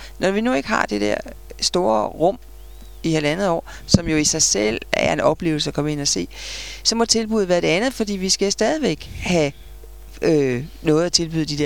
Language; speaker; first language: Danish; native; Danish